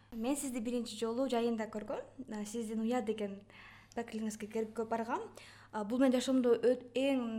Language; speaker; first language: Kyrgyz; native; Kyrgyz